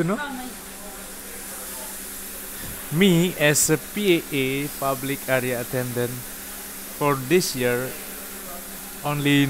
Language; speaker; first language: English; non-native, learner; Indonesian